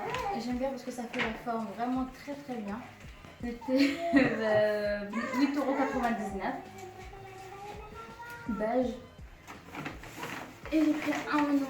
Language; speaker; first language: French; non-native, fluent; Arabic